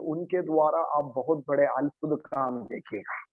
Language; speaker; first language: Hindi; non-native, local second language; Malayalam